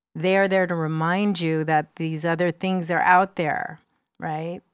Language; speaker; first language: English; native; English